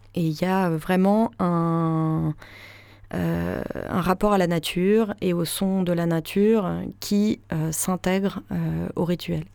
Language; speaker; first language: French; native; French